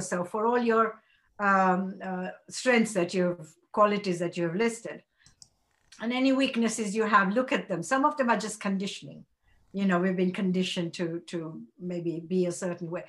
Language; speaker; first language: English; non-native, local second language; Gujarati